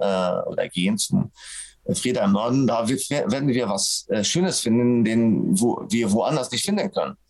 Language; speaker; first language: German; non-native, fluent; Arabic